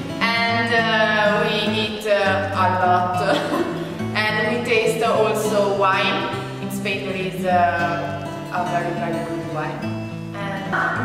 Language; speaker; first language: English; non-native, learner; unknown